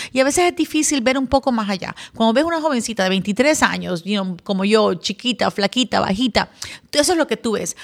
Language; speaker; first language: Spanish; early bilingual, other home language; English